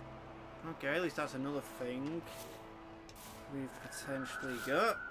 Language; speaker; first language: English; native; English